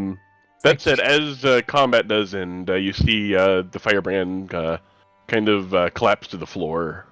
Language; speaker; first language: English; native; English